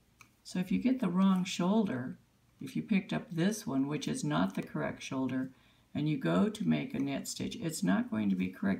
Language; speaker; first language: English; native; English